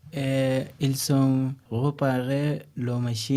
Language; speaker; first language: French; non-native, learner; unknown